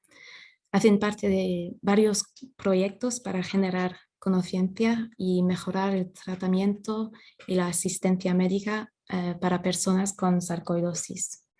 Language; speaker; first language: Spanish; non-native, fluent; English